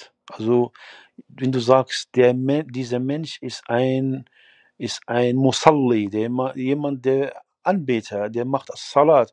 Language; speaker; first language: German; non-native, fluent; Arabic